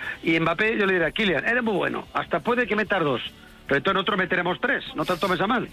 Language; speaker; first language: Spanish; native; Spanish